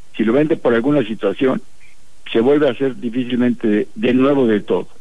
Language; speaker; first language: Spanish; native; Spanish